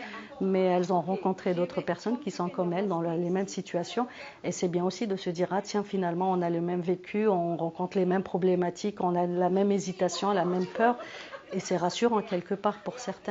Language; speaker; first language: French; native; French